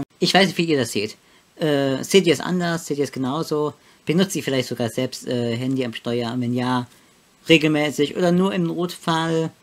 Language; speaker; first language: German; native; German